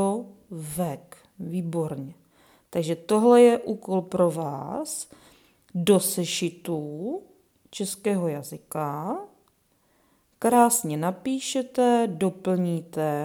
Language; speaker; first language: Czech; native; Czech